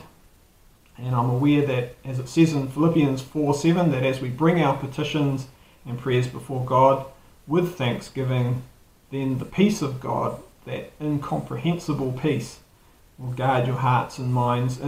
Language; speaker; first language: English; native; English